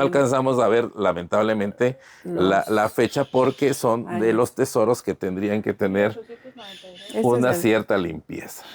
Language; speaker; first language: Spanish; native; Spanish